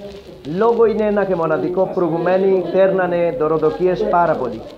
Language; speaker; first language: Greek; non-native, learner; Urdu